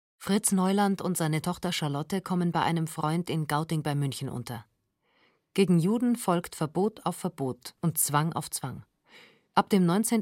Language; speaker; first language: German; native; German